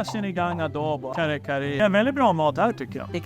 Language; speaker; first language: Swedish; native; Swedish